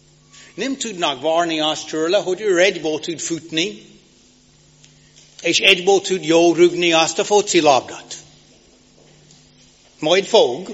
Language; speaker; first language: Hungarian; non-native, fluent; English